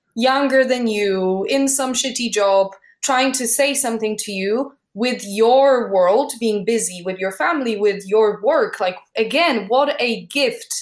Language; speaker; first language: English; non-native, fluent; Polish